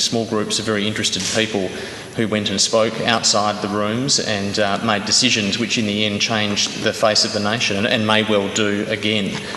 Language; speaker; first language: English; native; English